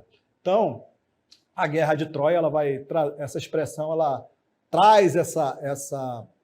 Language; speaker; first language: Portuguese; native; Portuguese